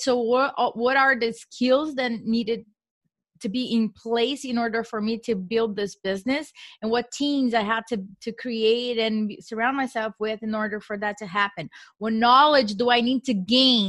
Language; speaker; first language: English; non-native, fluent; Portuguese